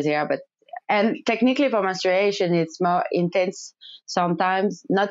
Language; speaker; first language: English; non-native, learner; French